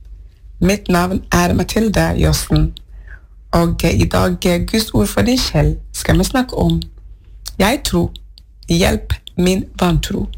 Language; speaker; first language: Norwegian; non-native, fluent; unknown